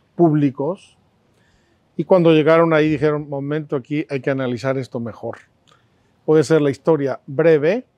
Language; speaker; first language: Spanish; native; Spanish